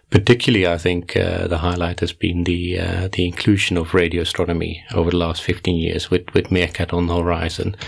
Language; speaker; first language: English; non-native, fluent; Dutch